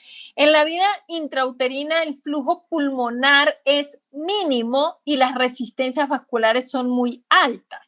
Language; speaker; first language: Spanish; native; Spanish